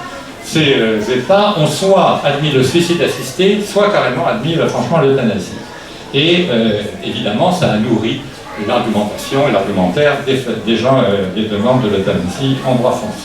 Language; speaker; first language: French; native; French